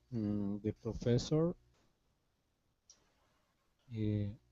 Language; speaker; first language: English; non-native, learner; Spanish